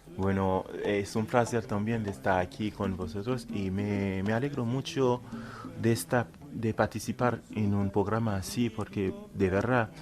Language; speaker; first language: Spanish; non-native, fluent; Haitian Creole